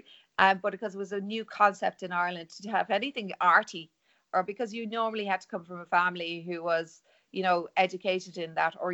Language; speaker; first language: English; non-native, local second language; Irish